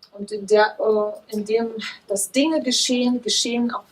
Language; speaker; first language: German; native; German